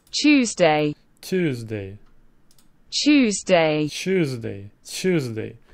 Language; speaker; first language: English; non-native, learner; Russian